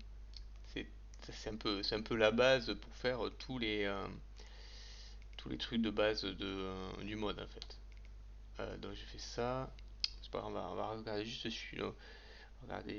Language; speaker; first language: French; native; French